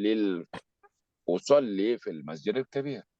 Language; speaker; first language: Arabic; non-native, fluent; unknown